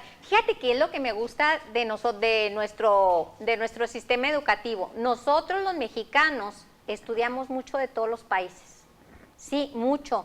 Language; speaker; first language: Spanish; native; Spanish